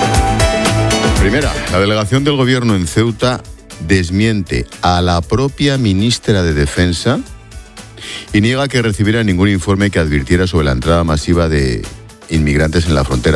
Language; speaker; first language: Spanish; native; Spanish